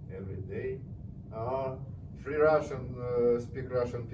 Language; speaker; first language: English; non-native, learner; Russian